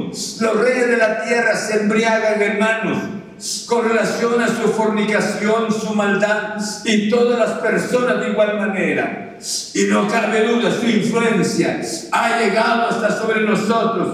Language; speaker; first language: Spanish; native; Spanish